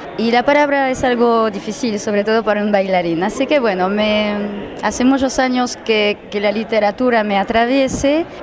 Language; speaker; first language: Spanish; non-native, fluent; French